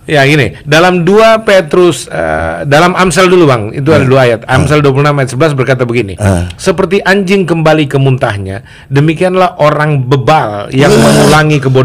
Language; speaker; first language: Indonesian; native; Indonesian